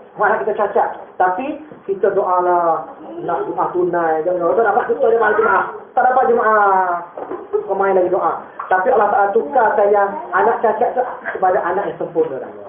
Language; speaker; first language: Malay; native; Malay